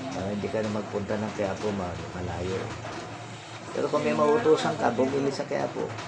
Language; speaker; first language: Filipino; non-native, local second language; Iloko